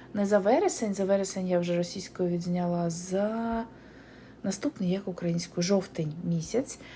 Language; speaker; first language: Ukrainian; non-native, local second language; Russian